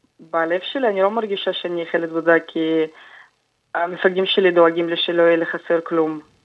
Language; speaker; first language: Hebrew; non-native, fluent; Russian